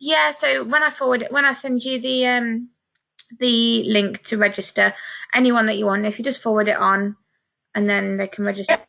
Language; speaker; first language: English; native; English